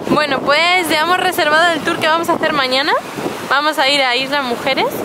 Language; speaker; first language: Spanish; native; Spanish